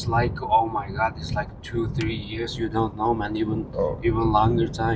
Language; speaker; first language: English; non-native, fluent; Chinese